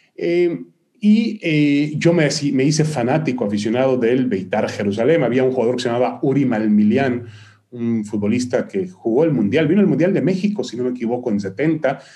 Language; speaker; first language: Spanish; early bilingual, other home language; Hebrew